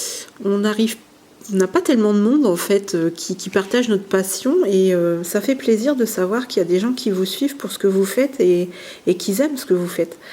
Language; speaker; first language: French; native; French